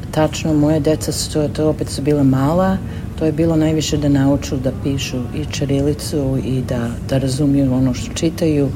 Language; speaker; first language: Serbian; early bilingual, heritage; Serbian